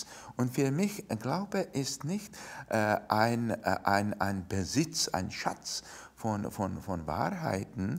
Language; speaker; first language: German; non-native, fluent; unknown